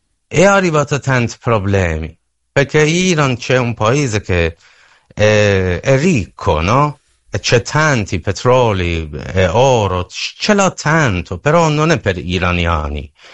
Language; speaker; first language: Italian; non-native, learner; Persian